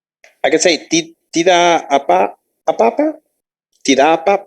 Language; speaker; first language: Indonesian; non-native, learner; English